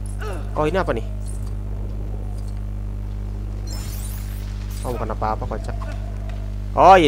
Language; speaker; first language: Indonesian; native; Indonesian